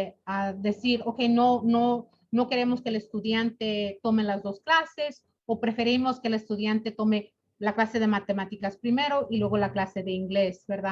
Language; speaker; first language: Spanish; early bilingual, other home language; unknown